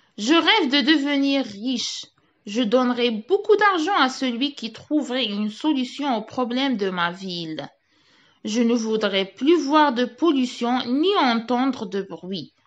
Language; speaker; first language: French; non-native, local second language; Arabic